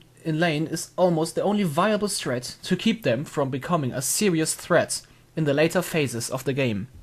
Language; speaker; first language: English; non-native, fluent; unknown